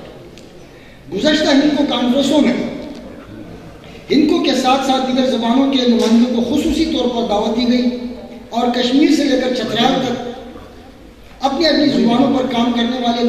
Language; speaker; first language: Urdu; non-native, local second language; Northern Hindko